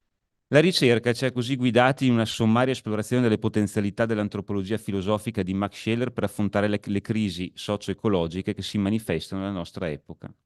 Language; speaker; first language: Italian; native; Italian